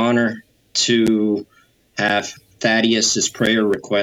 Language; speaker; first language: English; native; English